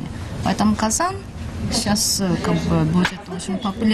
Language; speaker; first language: Russian; non-native, fluent; Japanese